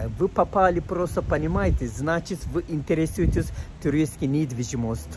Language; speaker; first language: Russian; non-native, fluent; Turkish